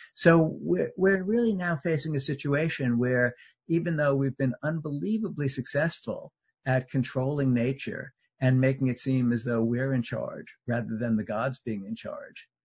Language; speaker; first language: English; native; English